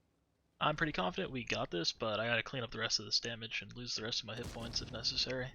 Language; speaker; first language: English; native; English